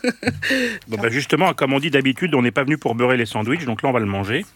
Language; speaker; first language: French; native; French